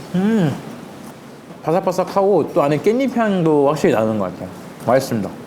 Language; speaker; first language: Korean; native; Korean